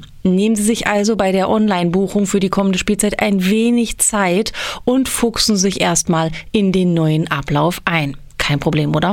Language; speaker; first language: German; native; German